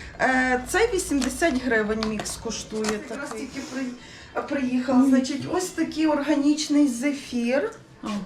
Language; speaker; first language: Ukrainian; native; Ukrainian